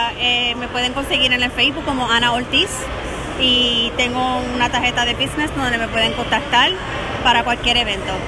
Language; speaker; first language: Spanish; native; Spanish